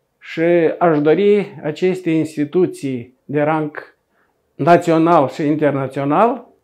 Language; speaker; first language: Romanian; native; Romanian